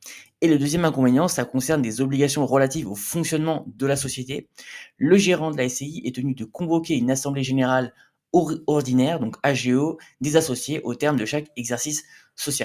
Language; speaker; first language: French; native; French